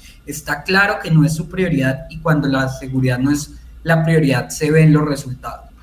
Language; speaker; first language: Spanish; native; Spanish